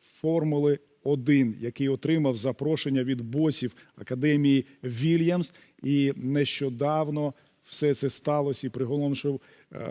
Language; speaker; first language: Ukrainian; native; Ukrainian